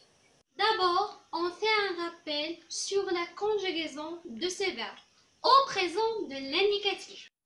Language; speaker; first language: French; non-native, local second language; Arabic